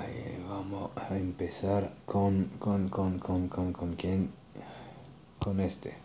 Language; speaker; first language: Spanish; non-native, learner; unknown